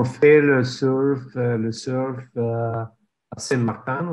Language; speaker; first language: French; non-native, learner; English